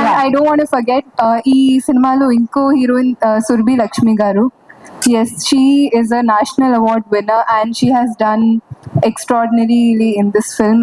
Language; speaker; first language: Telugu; non-native, fluent; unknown